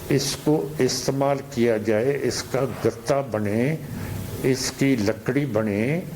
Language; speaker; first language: Hindi; non-native, local second language; Punjabi